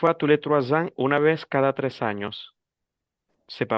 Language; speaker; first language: French; non-native, fluent; Spanish